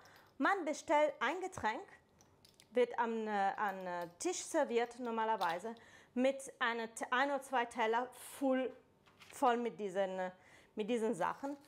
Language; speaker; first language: German; non-native, fluent; Italian